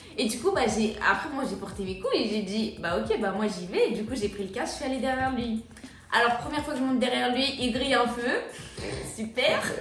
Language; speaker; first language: French; early bilingual, other home language; Malagasy